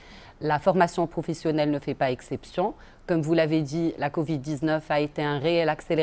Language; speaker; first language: French; non-native, local second language; Arabic